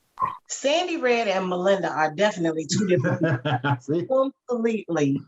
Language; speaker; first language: English; native; English